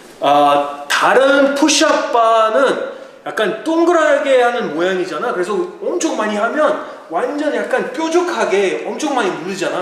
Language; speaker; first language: Korean; early bilingual, heritage; Korean